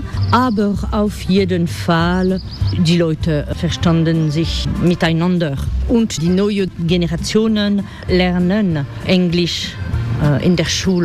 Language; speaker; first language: German; non-native, fluent; French